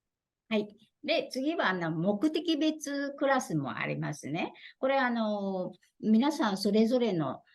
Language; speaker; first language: Japanese; non-native, fluent; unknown